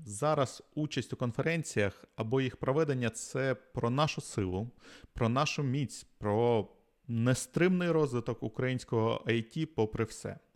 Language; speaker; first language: Ukrainian; non-native, local second language; Russian